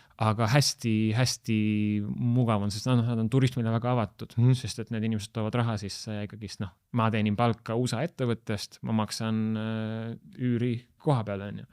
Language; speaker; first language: Estonian; native; Estonian